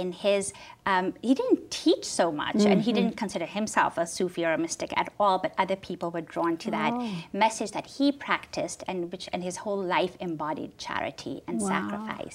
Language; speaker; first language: English; non-native, local second language; Urdu